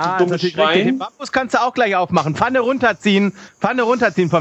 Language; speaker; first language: German; native; German